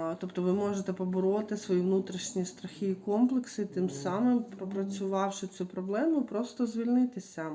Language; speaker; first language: Ukrainian; non-native, local second language; Russian